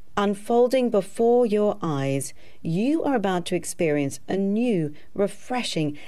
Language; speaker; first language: English; native; English